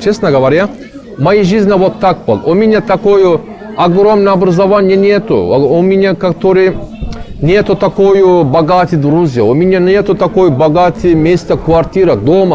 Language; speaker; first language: Russian; non-native, learner; Turkish